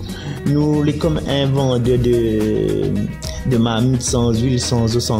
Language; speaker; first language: French; non-native, learner; Réunion Creole French